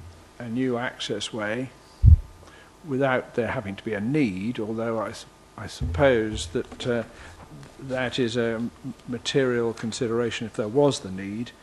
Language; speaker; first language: English; native; English